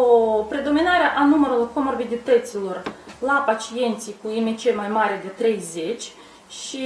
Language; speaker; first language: Romanian; native; Romanian